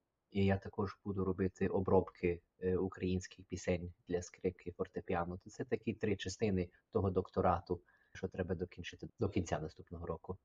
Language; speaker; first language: Ukrainian; early bilingual, heritage; Ukrainian